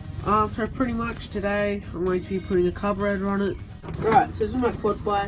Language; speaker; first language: English; native; English